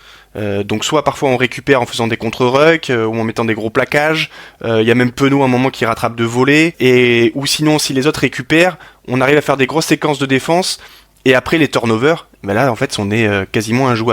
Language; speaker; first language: French; native; French